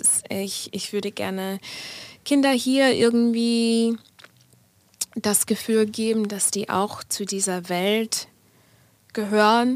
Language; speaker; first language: German; non-native, fluent; English